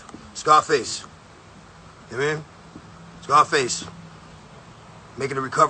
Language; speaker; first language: English; native; English